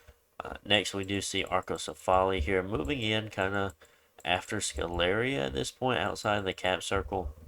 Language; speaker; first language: English; native; English